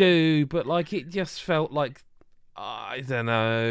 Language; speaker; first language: English; native; English